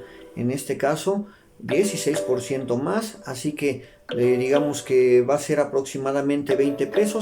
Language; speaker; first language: Spanish; native; Spanish